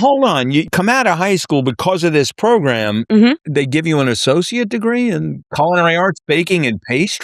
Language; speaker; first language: English; native; English